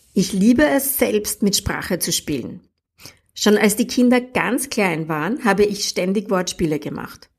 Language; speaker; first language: German; native; German